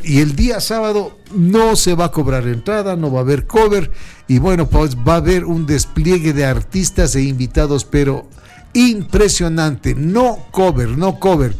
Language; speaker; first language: Spanish; native; Spanish